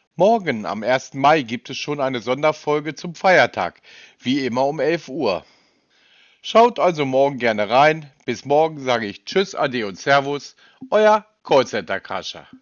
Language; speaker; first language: German; native; German